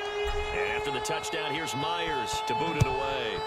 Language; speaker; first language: English; native; English